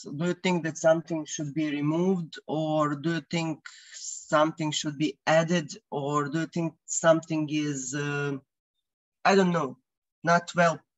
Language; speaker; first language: English; non-native, fluent; Croatian